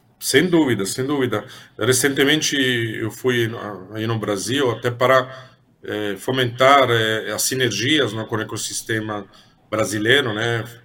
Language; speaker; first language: Portuguese; non-native, fluent; Italian